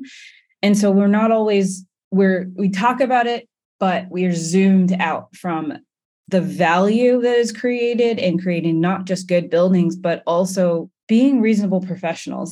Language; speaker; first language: English; native; English